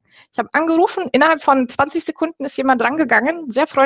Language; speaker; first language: German; native; German